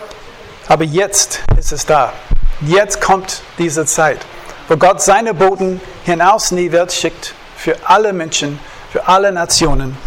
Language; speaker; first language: German; non-native, fluent; English